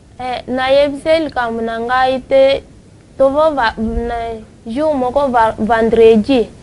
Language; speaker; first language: Lingala; non-native, local second language; Luba-Lulua